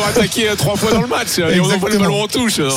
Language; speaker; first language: French; native; French